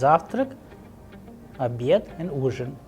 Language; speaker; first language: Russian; non-native, fluent; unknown